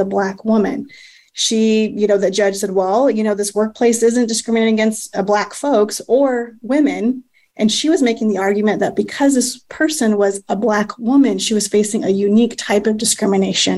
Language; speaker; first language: English; native; English